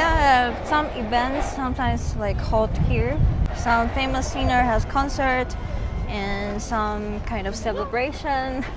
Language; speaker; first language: English; non-native, fluent; Chinese